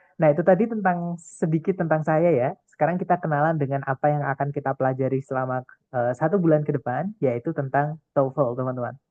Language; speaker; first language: Indonesian; non-native, local second language; Javanese